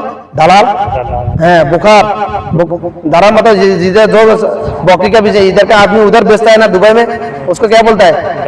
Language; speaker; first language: Hindi; non-native, fluent; Bangla